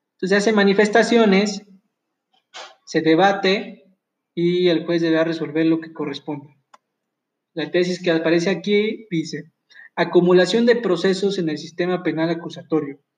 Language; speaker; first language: Spanish; native; Spanish